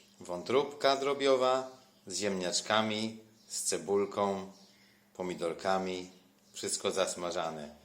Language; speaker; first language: Polish; native; Polish